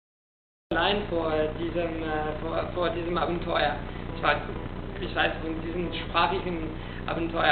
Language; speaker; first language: German; non-native, fluent; Italian